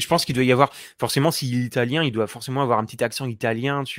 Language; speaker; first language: French; native; French